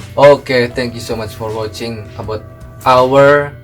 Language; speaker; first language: English; non-native, learner; Indonesian